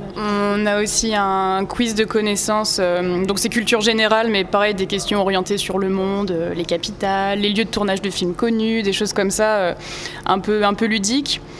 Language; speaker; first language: French; native; French